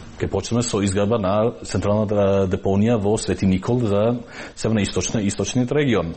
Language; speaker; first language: Macedonian; non-native, local second language; Albanian